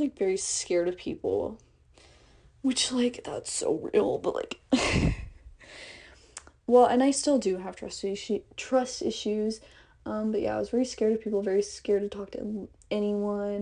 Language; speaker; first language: English; native; English